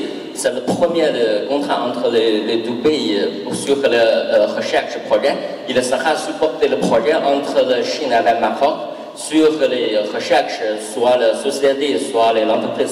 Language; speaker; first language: French; non-native, learner; Chinese